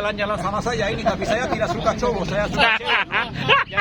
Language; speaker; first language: Indonesian; non-native, fluent; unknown